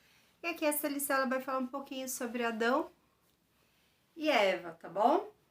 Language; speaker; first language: Portuguese; native; Portuguese